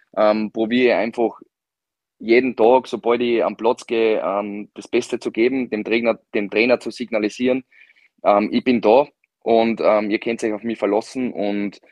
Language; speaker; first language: German; native; German